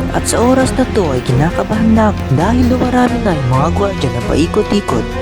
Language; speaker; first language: Filipino; non-native, local second language; Chavacano